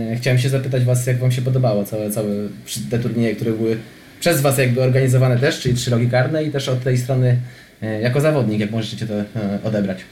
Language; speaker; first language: Polish; native; Polish